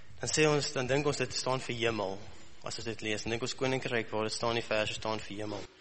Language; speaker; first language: Afrikaans; native; Afrikaans